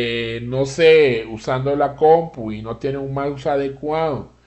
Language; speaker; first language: Spanish; native; Spanish